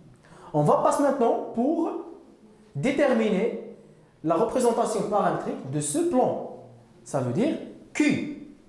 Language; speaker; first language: French; non-native, local second language; Arabic